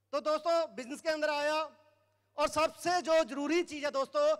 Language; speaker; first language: Hindi; native; Hindi